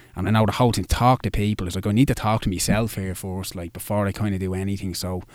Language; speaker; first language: English; native; English